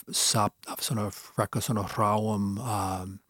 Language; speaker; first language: Icelandic; non-native, fluent; English